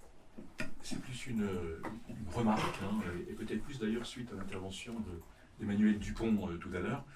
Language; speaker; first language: French; native; French